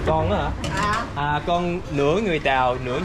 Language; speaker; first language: Vietnamese; early bilingual, heritage; English